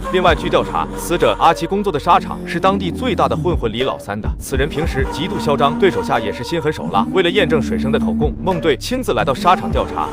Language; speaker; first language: Chinese; native; Chinese